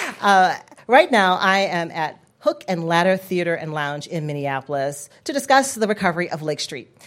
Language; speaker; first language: English; native; English